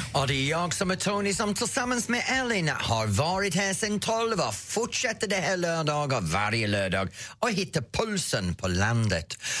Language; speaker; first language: Swedish; non-native, fluent; English